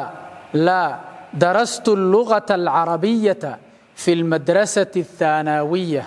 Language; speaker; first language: Arabic; non-native, local second language; Somali